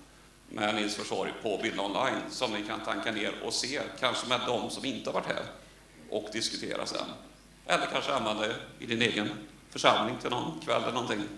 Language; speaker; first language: Swedish; native; Swedish